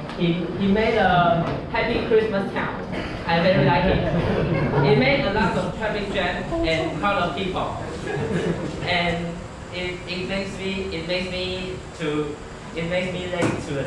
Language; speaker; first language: English; non-native, learner; Chinese